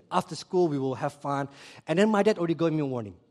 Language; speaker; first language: English; early bilingual, other home language; Indonesian